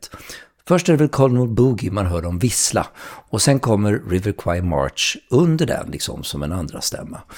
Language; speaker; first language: Swedish; native; Swedish